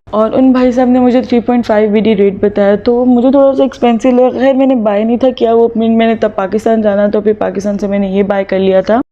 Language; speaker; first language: Urdu; native; Urdu